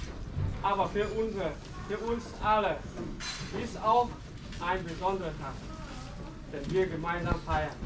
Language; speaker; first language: German; non-native, fluent; Vietnamese